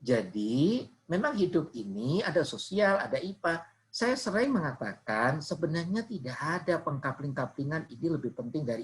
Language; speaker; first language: Indonesian; non-native, local second language; Javanese